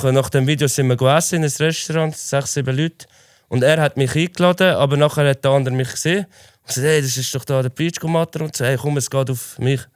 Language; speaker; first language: German; native; German